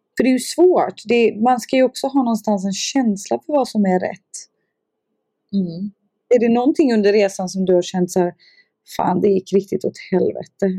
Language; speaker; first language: Swedish; early bilingual, other home language; Serbian